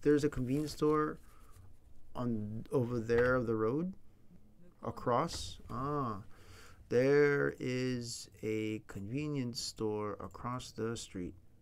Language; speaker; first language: English; native; English